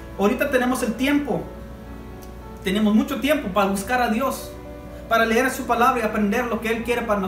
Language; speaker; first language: Spanish; early bilingual, heritage; Spanish